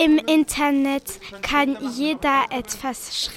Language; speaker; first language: German; non-native, local second language; French